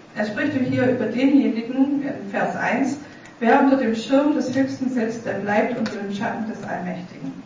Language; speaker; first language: German; native; German